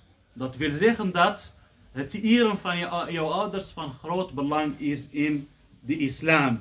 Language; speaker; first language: Dutch; non-native, fluent; Arabic